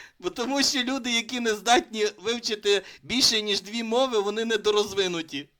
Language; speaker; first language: Ukrainian; native; Ukrainian